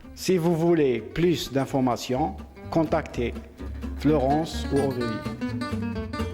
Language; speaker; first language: French; non-native, learner; Arabic